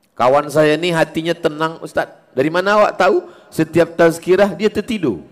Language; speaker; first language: Malay; native; Malay